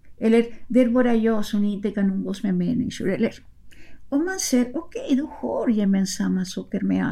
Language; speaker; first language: Swedish; non-native, fluent; Spanish